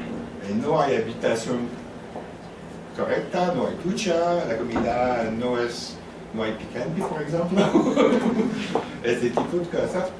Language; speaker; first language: Spanish; non-native, learner; French